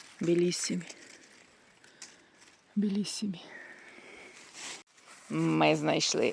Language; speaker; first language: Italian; non-native, learner; Ukrainian